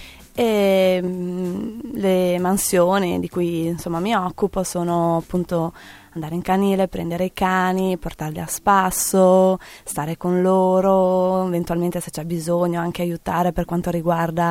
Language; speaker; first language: Italian; native; Italian